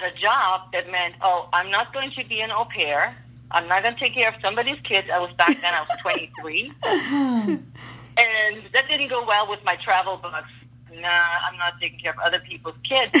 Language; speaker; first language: English; non-native, fluent; German